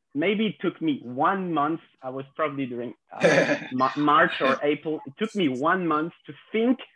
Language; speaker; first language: English; non-native, fluent; French